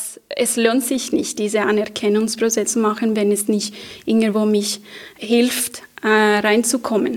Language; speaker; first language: German; non-native, fluent; Spanish